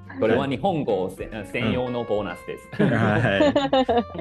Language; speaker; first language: Japanese; non-native, learner; Chinese